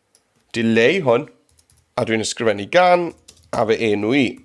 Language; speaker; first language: Welsh; native; Welsh